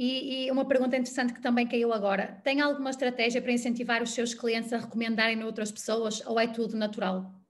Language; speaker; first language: Portuguese; native; Portuguese